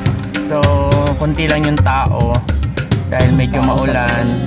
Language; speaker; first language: Filipino; native; Filipino